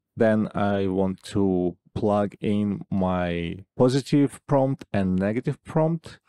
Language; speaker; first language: English; non-native, fluent; Russian